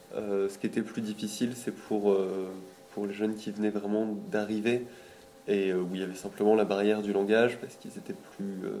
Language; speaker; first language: French; native; French